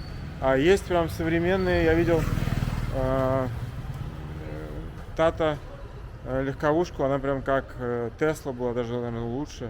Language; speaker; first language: Russian; native; Russian